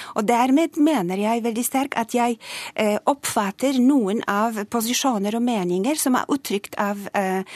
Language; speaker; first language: Norwegian; non-native, fluent; Polish